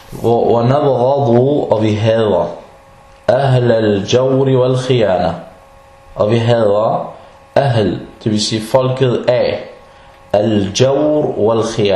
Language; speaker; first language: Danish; early bilingual, other home language; Arabic